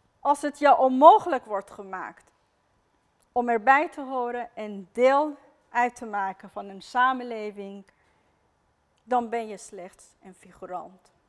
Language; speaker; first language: Dutch; non-native, fluent; Persian